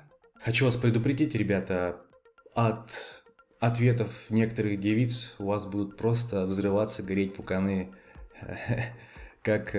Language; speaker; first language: Russian; native; Russian